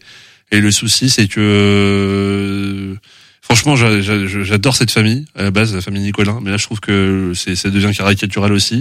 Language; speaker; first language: French; native; French